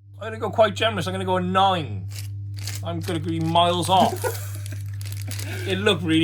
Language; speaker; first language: English; native; English